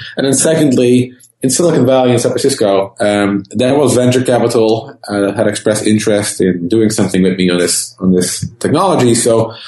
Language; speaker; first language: English; non-native, fluent; Dutch